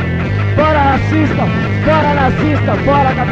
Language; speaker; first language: Portuguese; native; Portuguese